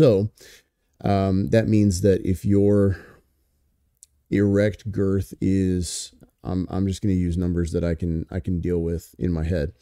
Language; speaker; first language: English; native; English